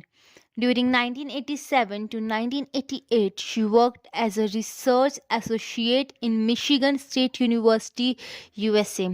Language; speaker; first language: English; non-native, local second language; Hindi